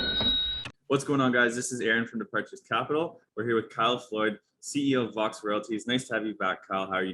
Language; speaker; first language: English; native; English